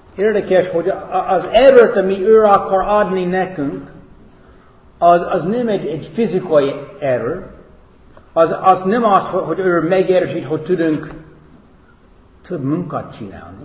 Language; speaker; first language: Hungarian; non-native, fluent; English